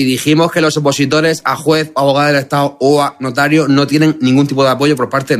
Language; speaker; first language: Spanish; native; Spanish